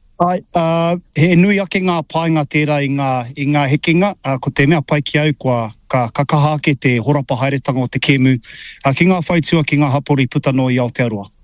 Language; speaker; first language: Māori; native; Māori